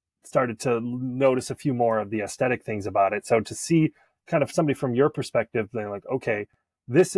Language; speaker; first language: English; native; English